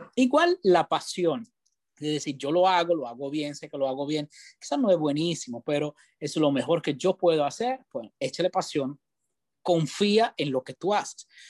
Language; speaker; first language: Spanish; non-native, fluent; Italian